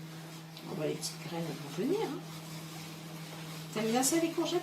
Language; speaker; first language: French; native; French